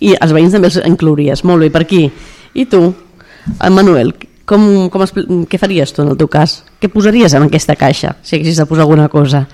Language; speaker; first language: Catalan; native; Catalan